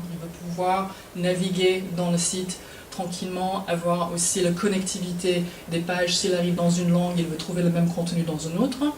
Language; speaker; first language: French; non-native, fluent; English